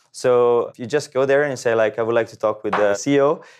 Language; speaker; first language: English; non-native, fluent; Italian